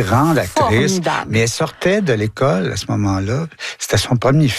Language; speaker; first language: French; native; French